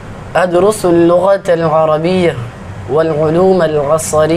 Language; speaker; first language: Arabic; non-native, learner; Urdu